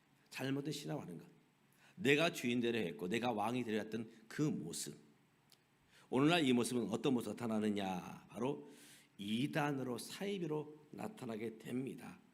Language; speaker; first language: Korean; native; Korean